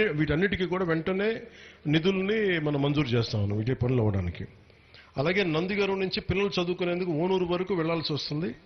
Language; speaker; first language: Telugu; native; Telugu